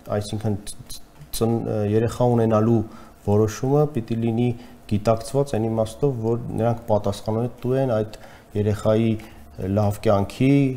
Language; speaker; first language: Armenian; native; Armenian